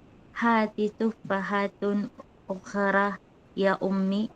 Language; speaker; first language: Arabic; non-native, learner; Filipino